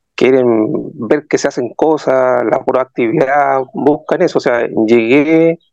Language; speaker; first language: Spanish; native; Spanish